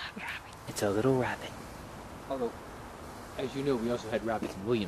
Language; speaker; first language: English; native; English